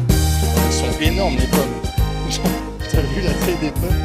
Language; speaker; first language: French; native; French